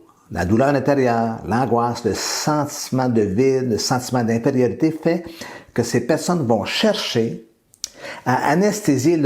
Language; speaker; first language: French; native; French